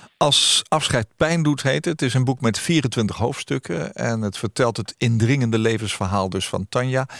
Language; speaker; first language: Dutch; native; Dutch